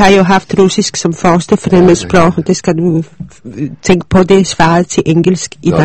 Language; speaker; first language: Danish; early bilingual, other home language; Polish